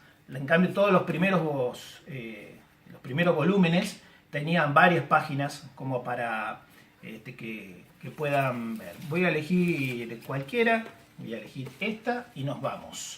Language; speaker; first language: Spanish; native; Spanish